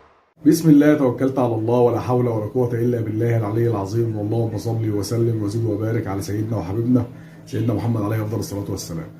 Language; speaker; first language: Arabic; native; Arabic